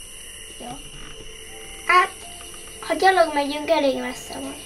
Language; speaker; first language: Hungarian; early bilingual, heritage; Hungarian